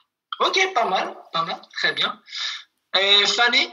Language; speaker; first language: French; non-native, fluent; Kurdish